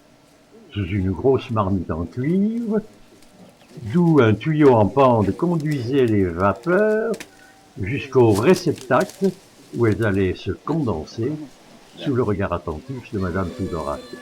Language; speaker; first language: French; native; French